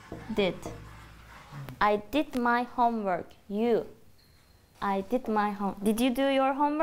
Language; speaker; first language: English; non-native, fluent; Turkish